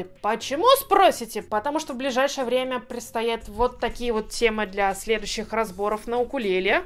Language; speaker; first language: Russian; native; Russian